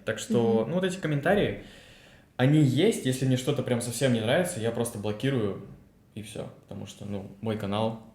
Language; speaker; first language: Russian; native; Russian